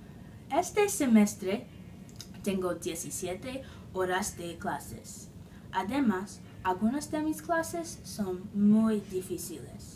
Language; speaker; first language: Spanish; non-native, learner; English